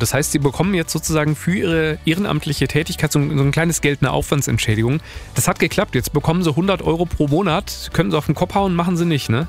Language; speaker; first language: German; native; German